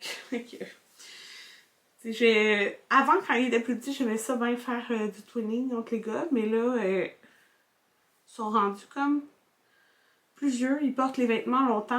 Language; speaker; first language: French; native; French